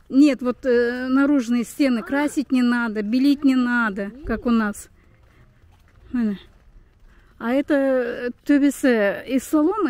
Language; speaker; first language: Russian; non-native, local second language; Kazakh